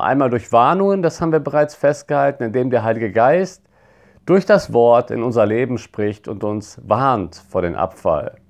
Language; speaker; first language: German; native; German